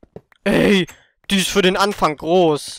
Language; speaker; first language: German; native; German